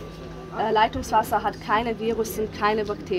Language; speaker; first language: German; non-native, learner; Bosnian